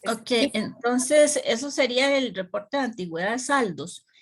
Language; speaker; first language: Spanish; native; Spanish